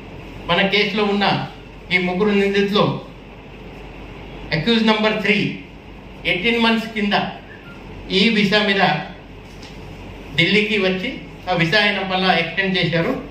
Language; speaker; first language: Telugu; native; Telugu